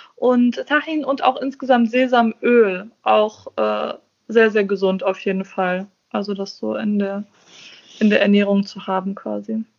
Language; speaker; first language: German; early bilingual, other home language; Persian